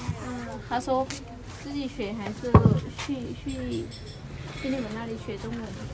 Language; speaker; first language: Chinese; non-native, learner; Lao